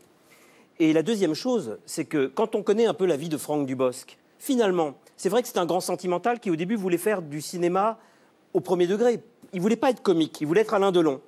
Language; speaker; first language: French; native; French